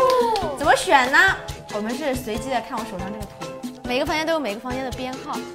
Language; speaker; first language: Chinese; native; Chinese